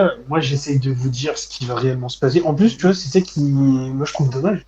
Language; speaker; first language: French; native; French